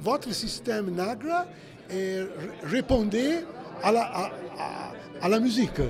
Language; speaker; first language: French; non-native, fluent; Italian